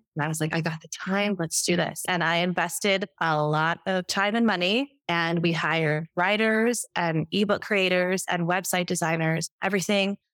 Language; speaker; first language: English; native; English